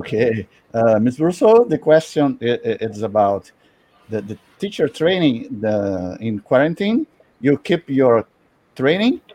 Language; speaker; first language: English; non-native, learner; Portuguese